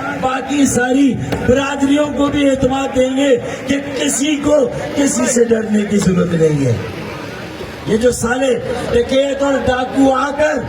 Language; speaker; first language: Urdu; native; Urdu